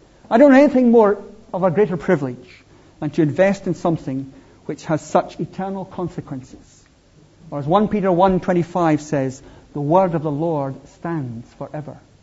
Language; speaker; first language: English; native; English